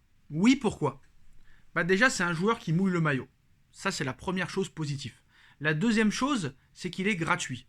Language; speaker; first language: French; native; French